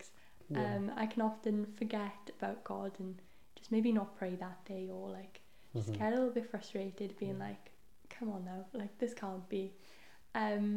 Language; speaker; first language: English; non-native, local second language; Welsh